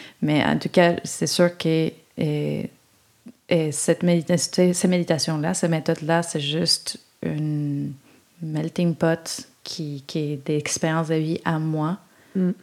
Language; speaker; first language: French; non-native, fluent; Spanish